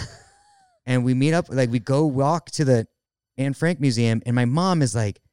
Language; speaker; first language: English; native; English